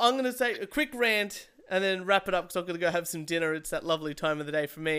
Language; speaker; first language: English; native; English